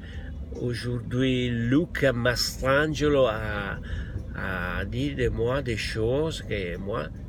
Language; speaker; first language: French; non-native, learner; Italian